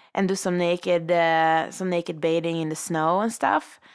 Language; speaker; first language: English; non-native, fluent; Swedish